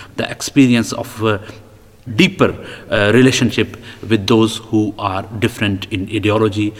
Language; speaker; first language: English; non-native, local second language; Punjabi